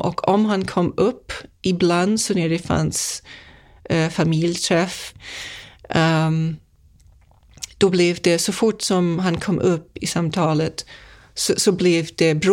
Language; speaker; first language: Swedish; non-native, fluent; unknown